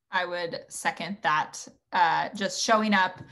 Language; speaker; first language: English; native; English